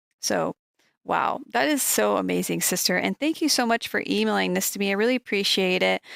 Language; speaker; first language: English; native; English